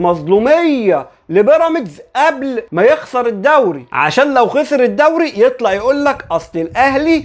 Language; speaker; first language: Arabic; native; Arabic